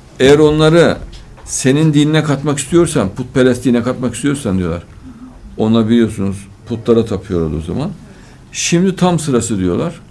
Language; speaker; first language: Turkish; native; Turkish